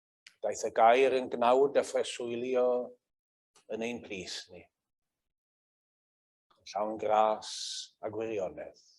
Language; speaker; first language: Welsh; native; Welsh